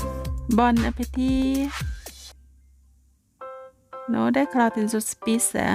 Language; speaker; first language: Norwegian; non-native, learner; Thai